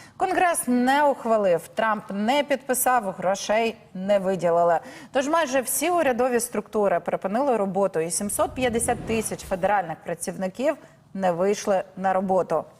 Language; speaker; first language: Ukrainian; native; Ukrainian